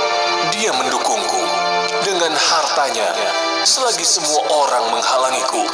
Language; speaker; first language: Indonesian; native; Indonesian